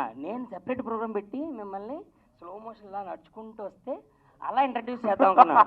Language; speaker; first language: Telugu; native; Telugu